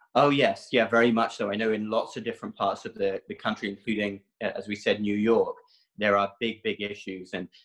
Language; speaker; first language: English; native; English